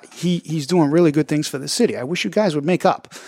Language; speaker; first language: English; early bilingual, other home language; Italian